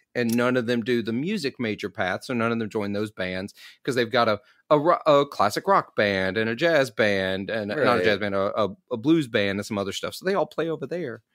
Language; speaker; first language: English; native; English